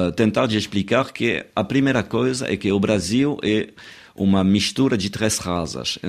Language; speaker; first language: Portuguese; non-native, fluent; French